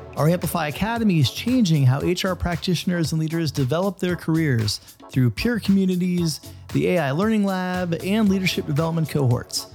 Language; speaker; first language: English; native; English